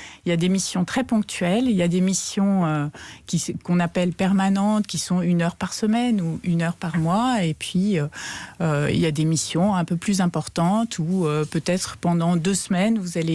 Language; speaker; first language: French; native; French